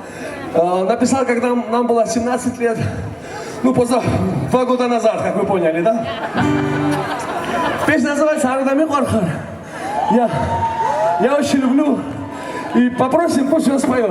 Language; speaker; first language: Russian; non-native, fluent; Georgian